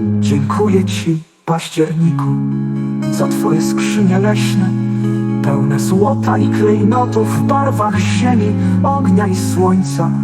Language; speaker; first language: Polish; native; Polish